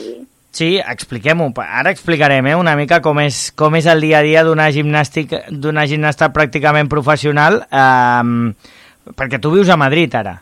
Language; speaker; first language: Catalan; native; Catalan